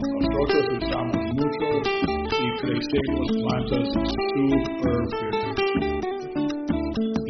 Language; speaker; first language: Spanish; non-native, learner; English